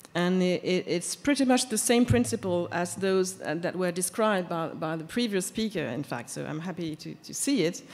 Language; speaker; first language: English; non-native, fluent; French